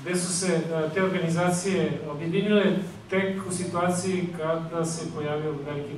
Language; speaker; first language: Bosnian; native; Bosnian